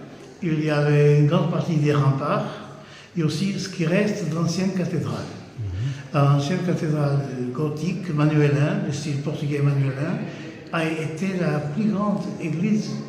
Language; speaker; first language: French; non-native, fluent; Portuguese